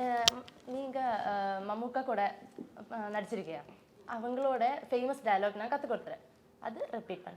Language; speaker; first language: Tamil; non-native, learner; Malayalam